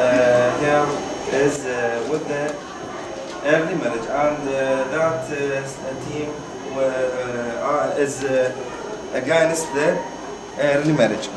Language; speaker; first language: English; non-native, fluent; Arabic